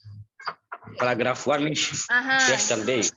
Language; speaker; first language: English; non-native, learner; Indonesian